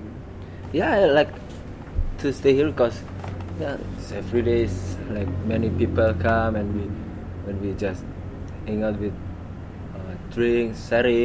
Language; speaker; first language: English; non-native, learner; Indonesian